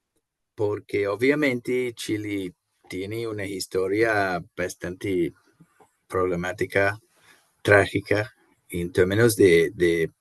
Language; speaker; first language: Spanish; non-native, fluent; Portuguese